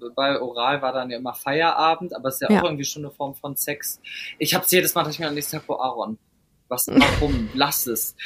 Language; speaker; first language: German; native; German